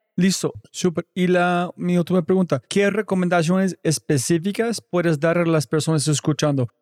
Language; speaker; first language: Spanish; non-native, fluent; English